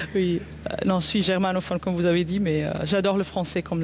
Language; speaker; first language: French; non-native, fluent; Arabic